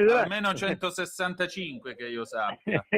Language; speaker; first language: Italian; native; Italian